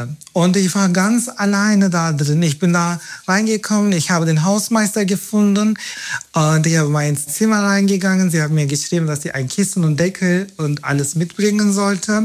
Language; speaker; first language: German; non-native, fluent; Turkish